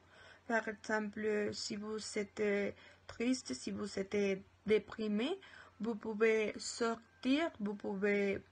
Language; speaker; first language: French; non-native, learner; Spanish